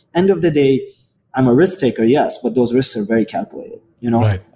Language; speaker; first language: English; non-native, fluent; Arabic